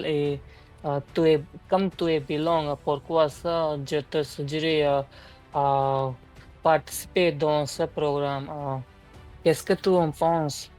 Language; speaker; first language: French; non-native, learner; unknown